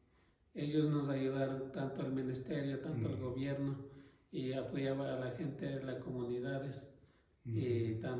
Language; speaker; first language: Spanish; non-native, local second language; Quechua